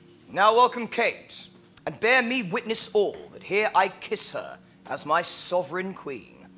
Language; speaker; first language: English; native; English